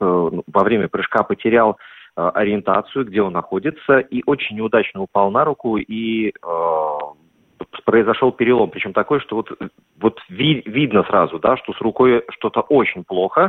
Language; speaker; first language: Russian; native; Russian